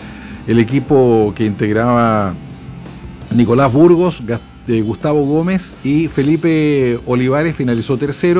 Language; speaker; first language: Spanish; native; Spanish